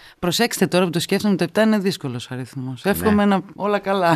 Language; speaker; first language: Greek; native; Greek